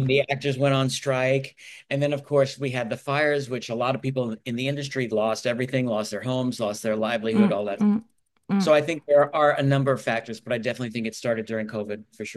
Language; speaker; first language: English; native; English